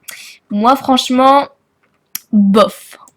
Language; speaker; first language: French; native; French